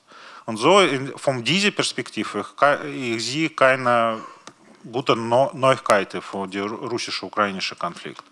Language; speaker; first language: German; non-native, learner; Russian